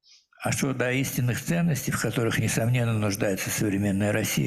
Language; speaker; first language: Russian; native; Russian